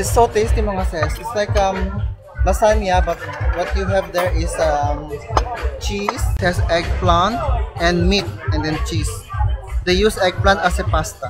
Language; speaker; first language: English; non-native, local second language; Filipino